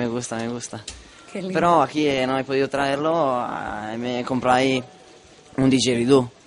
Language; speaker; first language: Spanish; non-native, learner; Italian